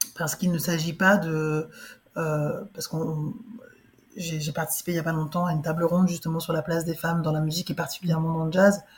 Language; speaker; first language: French; early bilingual, other home language; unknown